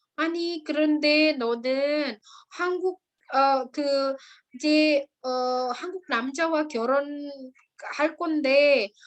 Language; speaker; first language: Korean; non-native, fluent; Indonesian